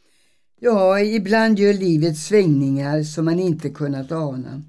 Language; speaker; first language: Swedish; early bilingual, other home language; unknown